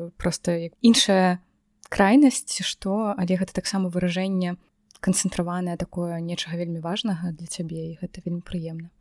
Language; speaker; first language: Belarusian; non-native, local second language; Russian